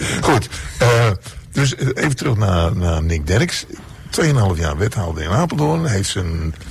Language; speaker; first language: Dutch; native; Dutch